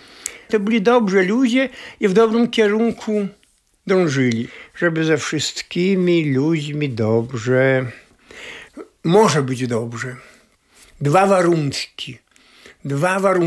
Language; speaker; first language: Polish; non-native, local second language; Belarusian